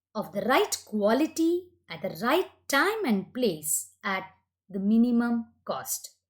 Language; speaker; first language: English; non-native, local second language; Kannada